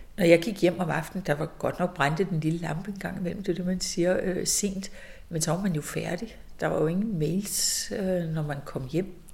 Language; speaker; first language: Danish; native; Danish